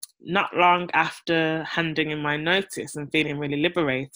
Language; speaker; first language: English; native; English